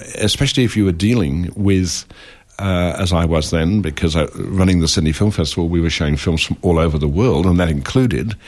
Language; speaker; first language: English; native; English